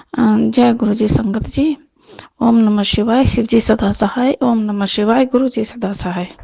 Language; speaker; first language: Hindi; non-native, local second language; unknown